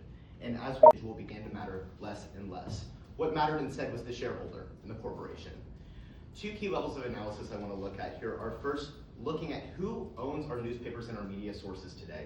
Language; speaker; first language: English; native; English